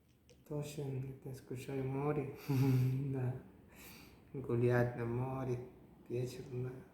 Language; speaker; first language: Russian; non-native, learner; Spanish